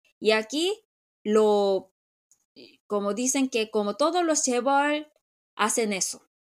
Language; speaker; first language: Spanish; non-native, fluent; Korean